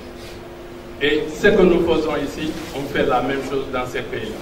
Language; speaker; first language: French; non-native, local second language; Fula